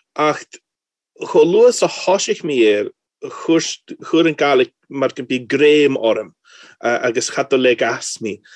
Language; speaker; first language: Irish; non-native, fluent; English